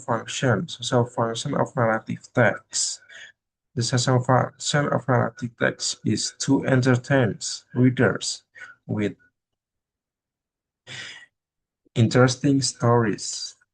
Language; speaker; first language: English; non-native, learner; Indonesian